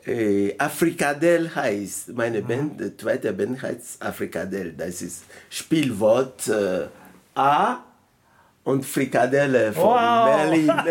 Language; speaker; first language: German; non-native, learner; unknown